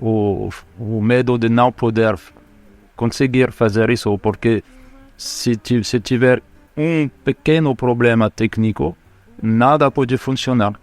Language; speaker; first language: Portuguese; non-native, fluent; French